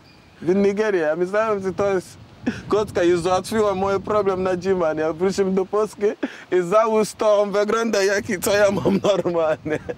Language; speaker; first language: Polish; non-native, learner; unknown